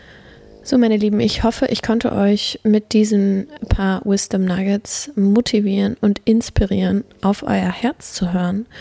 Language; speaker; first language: German; native; German